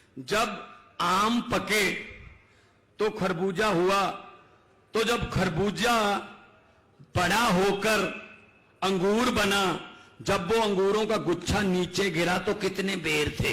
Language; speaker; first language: Hindi; non-native, local second language; Punjabi